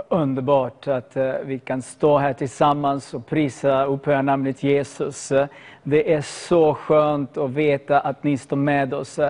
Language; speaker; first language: Swedish; non-native, fluent; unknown